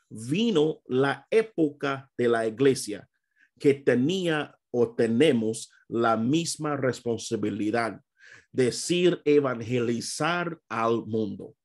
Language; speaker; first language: Spanish; non-native, fluent; English